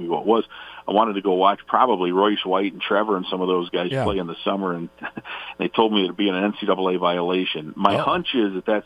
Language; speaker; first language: English; native; English